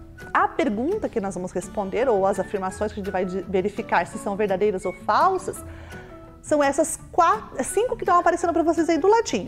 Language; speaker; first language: Portuguese; native; Portuguese